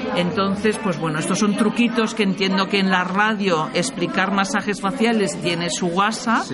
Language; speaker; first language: Spanish; native; Spanish